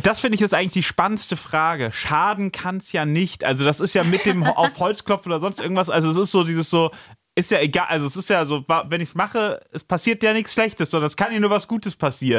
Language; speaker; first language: German; native; German